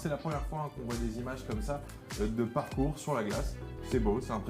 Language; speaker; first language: French; native; French